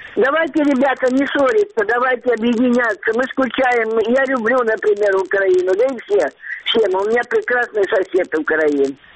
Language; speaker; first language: Russian; native; Russian